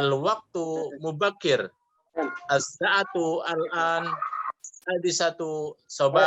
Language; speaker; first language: Arabic; non-native, learner; Indonesian